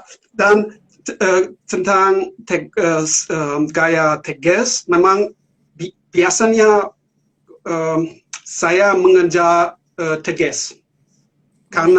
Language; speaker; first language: Indonesian; non-native, learner; German